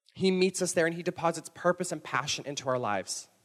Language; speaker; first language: English; native; English